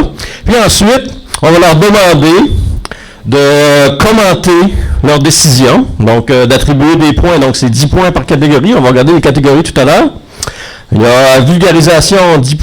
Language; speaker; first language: French; native; French